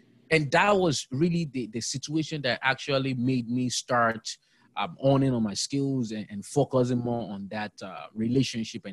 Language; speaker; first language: English; non-native, local second language; Yoruba